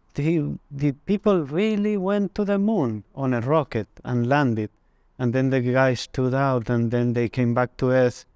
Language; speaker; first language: English; non-native, fluent; Spanish